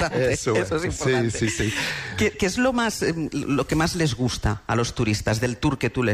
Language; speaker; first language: Spanish; native; Spanish